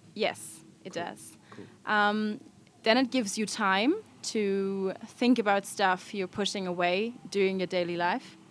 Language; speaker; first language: English; non-native, fluent; German